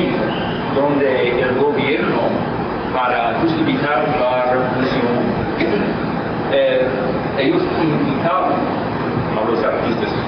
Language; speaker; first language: Spanish; non-native, fluent; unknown